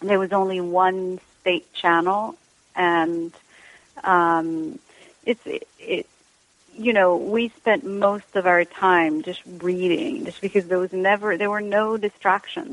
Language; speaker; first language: English; non-native, fluent; Arabic